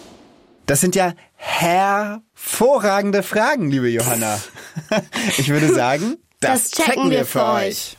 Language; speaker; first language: German; native; German